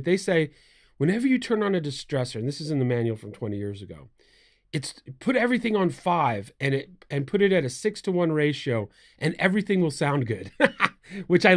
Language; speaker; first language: English; native; English